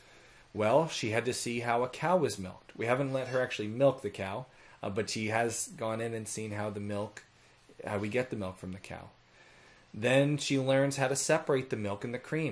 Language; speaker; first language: English; native; English